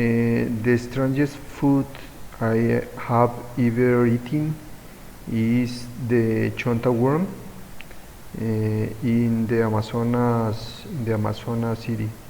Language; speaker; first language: English; non-native, learner; Spanish